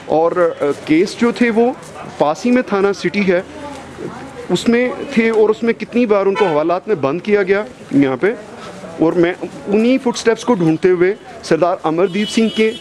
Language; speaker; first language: Urdu; non-native, local second language; Punjabi